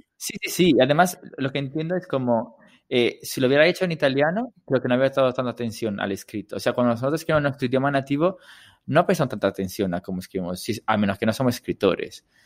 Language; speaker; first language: Spanish; non-native, fluent; Italian